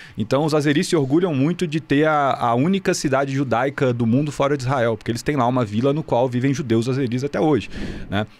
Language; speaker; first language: Portuguese; native; Portuguese